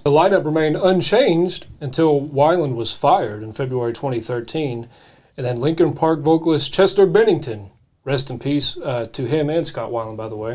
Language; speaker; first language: English; native; English